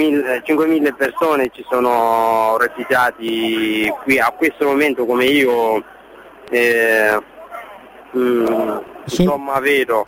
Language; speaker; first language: Italian; non-native, learner; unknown